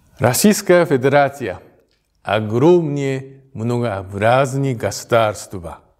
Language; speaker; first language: Russian; non-native, fluent; Japanese